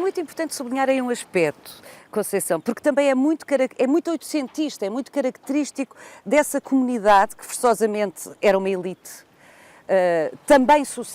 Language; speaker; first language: Portuguese; native; Portuguese